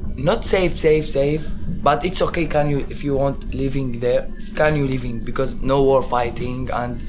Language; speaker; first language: English; non-native, learner; Arabic